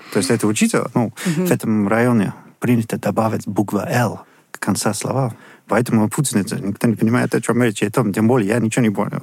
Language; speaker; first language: Russian; non-native, fluent; English